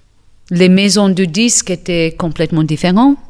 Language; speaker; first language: French; non-native, fluent; English